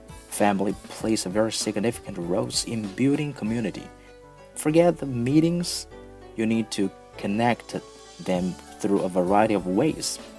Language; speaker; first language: English; non-native, fluent; Chinese